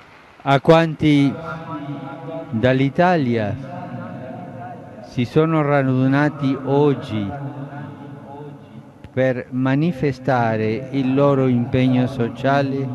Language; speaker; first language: Italian; non-native, fluent; Spanish